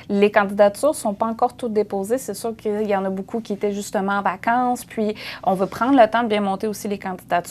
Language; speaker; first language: French; native; French